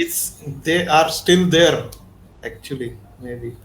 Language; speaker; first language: English; non-native, learner; Hindi